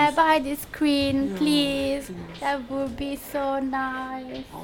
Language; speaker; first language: English; non-native, learner; Italian